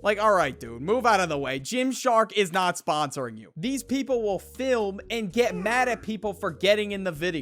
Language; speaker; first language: English; native; English